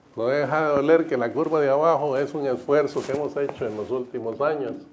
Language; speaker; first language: Spanish; native; Spanish